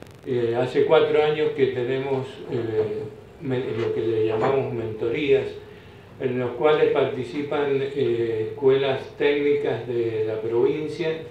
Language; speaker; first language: Spanish; native; Spanish